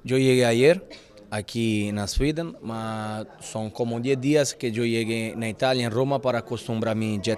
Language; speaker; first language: Spanish; non-native, fluent; Italian